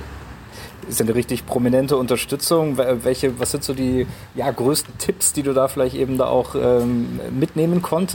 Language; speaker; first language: German; native; German